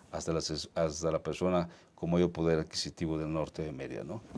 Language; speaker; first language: Spanish; native; Spanish